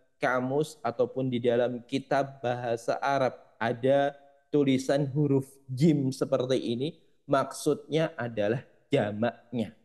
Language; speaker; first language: Indonesian; native; Indonesian